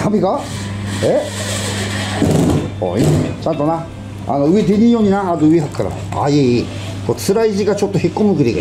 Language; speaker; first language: Japanese; native; Japanese